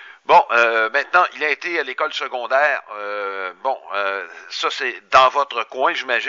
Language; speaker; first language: French; native; French